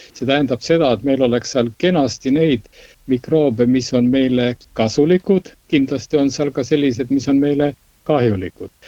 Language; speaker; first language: Estonian; native; Estonian